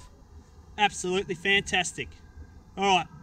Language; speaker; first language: English; native; English